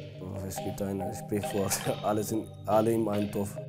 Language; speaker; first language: German; non-native, learner; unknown